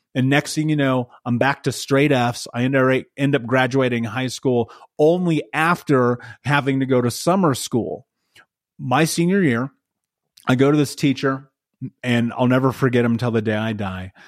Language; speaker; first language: English; native; English